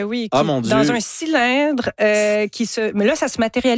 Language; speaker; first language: French; native; French